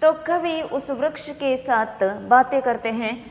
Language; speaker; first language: Hindi; non-native, local second language; Kannada